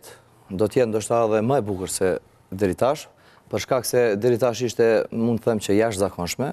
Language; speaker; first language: Albanian; native; Albanian